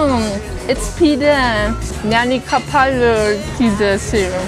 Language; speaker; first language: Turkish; non-native, learner; German